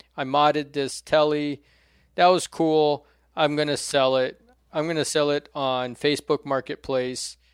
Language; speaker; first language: English; non-native, fluent; Portuguese